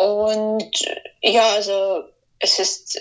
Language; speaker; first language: German; non-native, fluent; Ukrainian